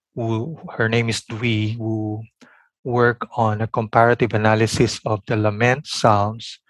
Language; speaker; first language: English; non-native, local second language; Filipino